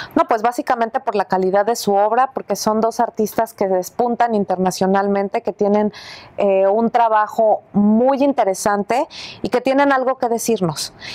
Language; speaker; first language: Spanish; native; Spanish